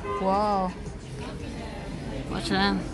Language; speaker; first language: English; non-native, learner; Spanish